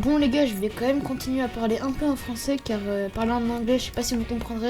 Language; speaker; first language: French; native; French